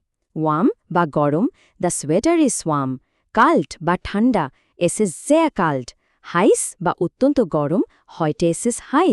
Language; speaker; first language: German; non-native, fluent; Bangla